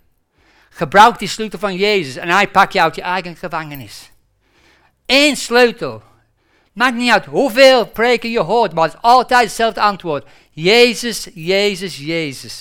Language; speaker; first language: Dutch; non-native, fluent; English